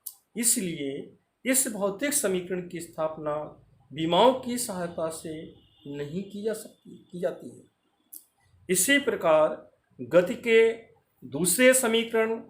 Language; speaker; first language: Hindi; native; Hindi